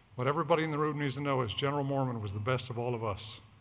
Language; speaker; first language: English; native; English